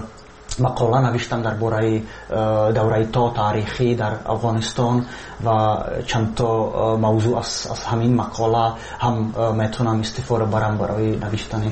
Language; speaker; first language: Persian; non-native, fluent; Czech